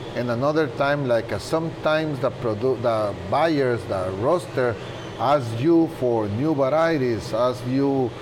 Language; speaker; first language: English; non-native, learner; Spanish